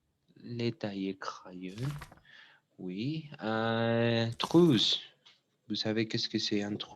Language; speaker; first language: French; non-native, learner; Spanish